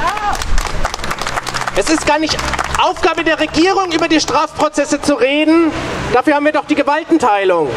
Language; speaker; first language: German; native; German